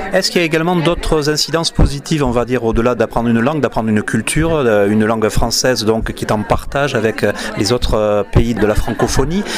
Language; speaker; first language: French; native; French